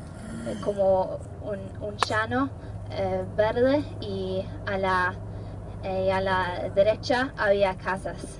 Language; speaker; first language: Spanish; non-native, fluent; Norwegian